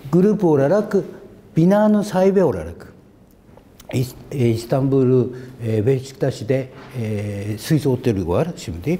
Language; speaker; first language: Turkish; non-native, learner; Japanese